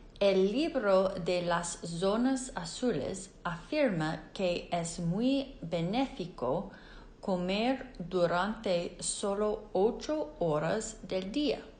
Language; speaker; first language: Spanish; non-native, fluent; English